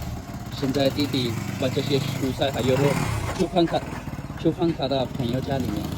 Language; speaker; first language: Chinese; non-native, fluent; Punjabi